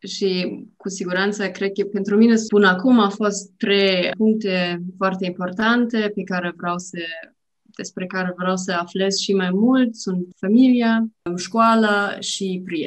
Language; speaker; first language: Romanian; non-native, learner; German